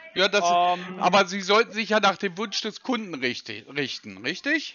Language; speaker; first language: German; native; German